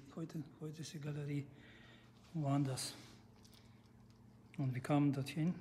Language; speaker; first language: German; non-native, fluent; Russian